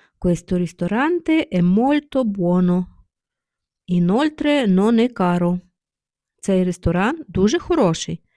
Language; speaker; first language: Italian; non-native, fluent; Ukrainian